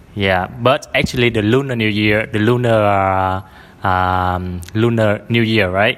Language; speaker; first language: English; non-native, fluent; Vietnamese